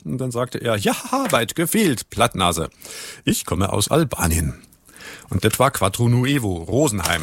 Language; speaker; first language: German; native; German